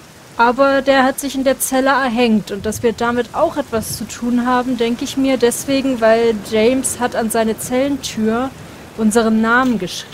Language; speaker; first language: German; native; German